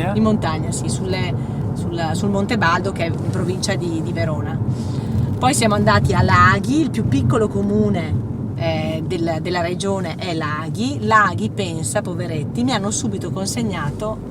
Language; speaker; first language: Italian; native; Italian